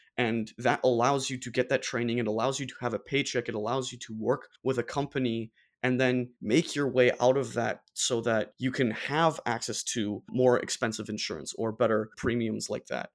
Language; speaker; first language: English; non-native, fluent; German